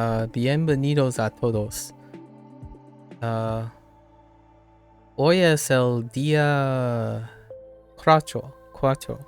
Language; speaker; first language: Spanish; non-native, learner; English